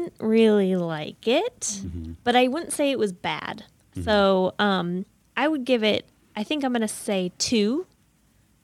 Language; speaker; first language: English; native; English